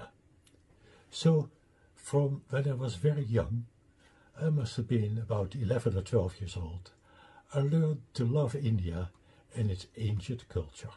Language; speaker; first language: English; non-native, fluent; Dutch